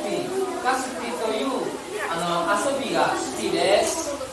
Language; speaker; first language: Japanese; non-native, learner; Indonesian